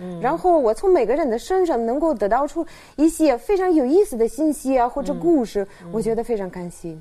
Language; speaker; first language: Chinese; non-native, fluent; Russian